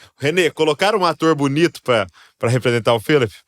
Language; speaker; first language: Portuguese; native; Portuguese